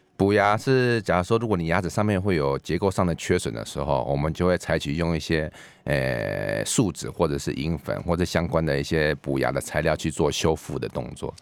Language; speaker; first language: Chinese; native; Chinese